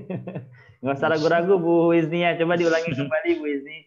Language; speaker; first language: Indonesian; native; Indonesian